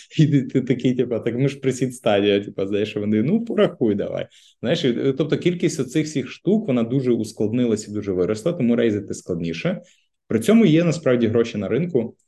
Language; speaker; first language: Ukrainian; native; Ukrainian